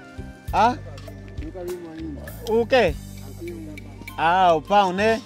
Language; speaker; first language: Portuguese; non-native, learner; Vietnamese